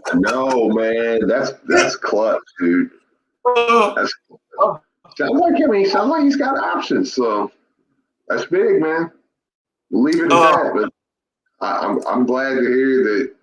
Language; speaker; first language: English; native; English